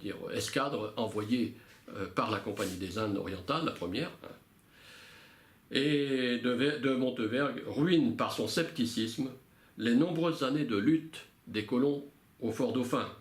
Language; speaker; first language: French; native; French